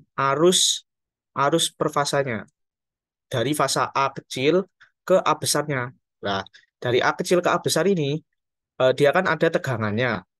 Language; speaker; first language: Indonesian; native; Indonesian